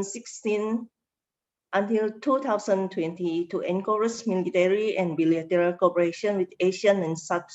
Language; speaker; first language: English; non-native, learner; Indonesian